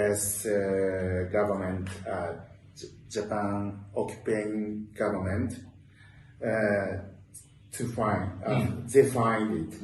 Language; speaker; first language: English; non-native, learner; Japanese